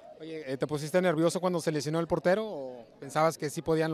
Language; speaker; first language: Spanish; native; Spanish